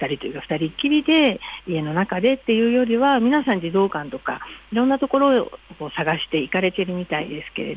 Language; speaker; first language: Japanese; native; Japanese